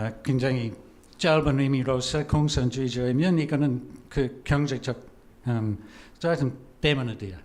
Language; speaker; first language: Korean; non-native, fluent; English